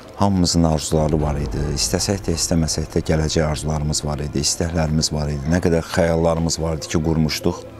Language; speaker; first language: Azerbaijani; native; Azerbaijani